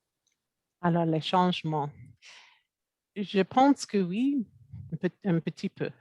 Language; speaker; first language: French; non-native, local second language; English